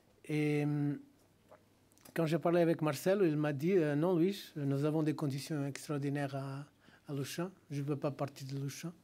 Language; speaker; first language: French; non-native, fluent; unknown